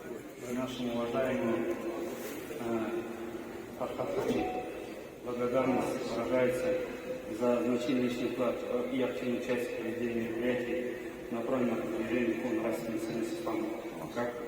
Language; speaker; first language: Russian; native; Russian